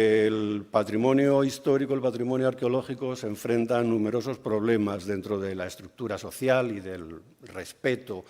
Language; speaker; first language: Spanish; native; Spanish